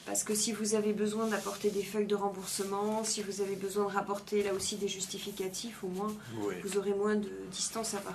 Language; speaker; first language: French; native; French